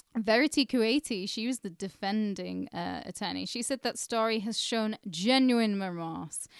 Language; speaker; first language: English; early bilingual, other home language; Hindi